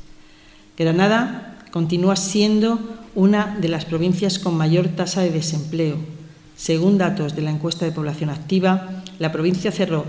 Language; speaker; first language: Spanish; native; Spanish